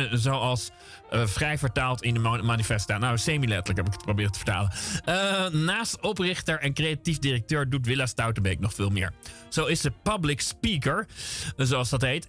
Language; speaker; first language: Dutch; native; Dutch